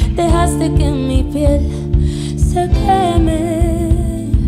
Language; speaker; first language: English; early bilingual, other home language; Spanish